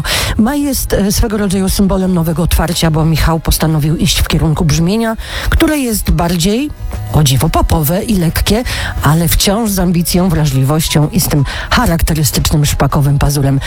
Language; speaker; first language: Polish; native; Polish